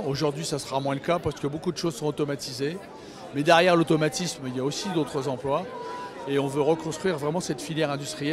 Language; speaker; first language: French; native; French